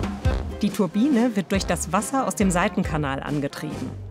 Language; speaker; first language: German; native; German